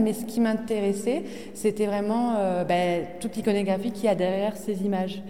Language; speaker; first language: French; native; French